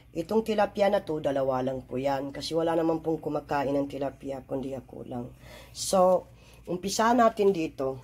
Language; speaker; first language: Filipino; non-native, local second language; Maguindanaon